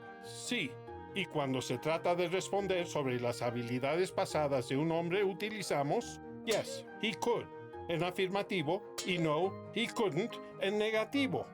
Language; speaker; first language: Spanish; native; Spanish